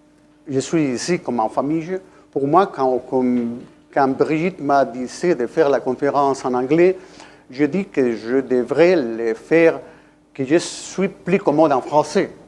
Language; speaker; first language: French; non-native, fluent; Spanish